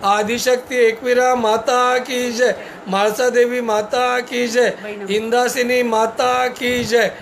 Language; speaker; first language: Hindi; non-native, local second language; Marathi